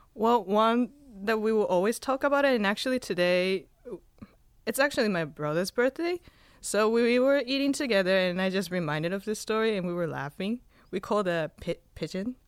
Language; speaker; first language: English; non-native, fluent; Spanish